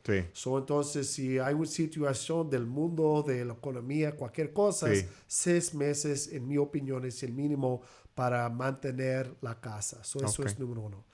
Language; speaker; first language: Spanish; early bilingual, heritage; English